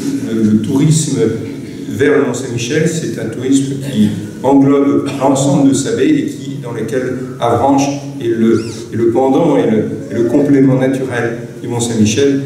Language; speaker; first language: French; native; French